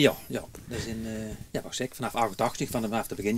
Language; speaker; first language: Dutch; native; Dutch